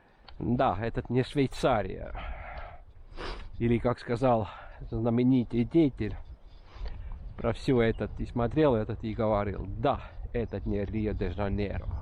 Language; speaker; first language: Russian; non-native, local second language; Estonian